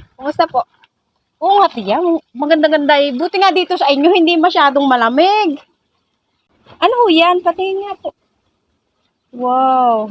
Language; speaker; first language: Filipino; non-native, local second language; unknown